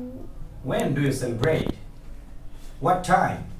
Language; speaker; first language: English; non-native, fluent; Bangla